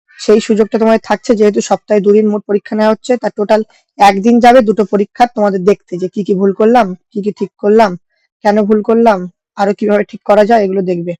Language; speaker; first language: Bangla; native; Bangla